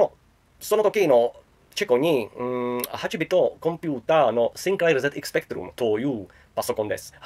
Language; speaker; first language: Japanese; non-native, learner; Czech